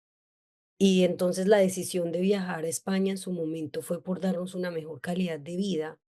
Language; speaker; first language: Spanish; native; Spanish